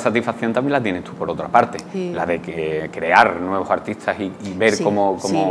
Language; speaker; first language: Spanish; native; Spanish